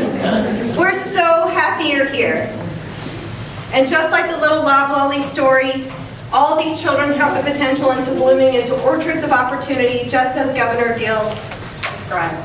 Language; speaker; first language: English; native; English